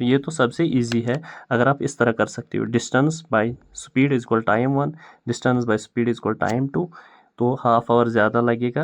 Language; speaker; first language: Hindi; non-native, local second language; Kashmiri